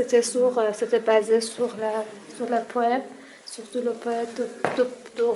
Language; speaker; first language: French; non-native, fluent; Persian